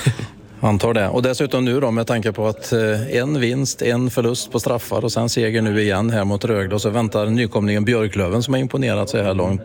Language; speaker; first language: Swedish; native; Swedish